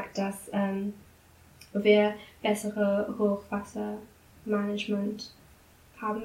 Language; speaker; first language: German; non-native, learner; English